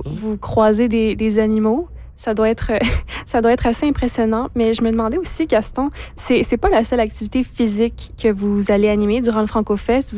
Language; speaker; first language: French; native; French